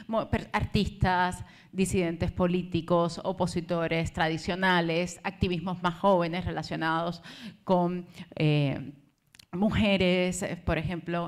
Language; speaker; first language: Spanish; native; Spanish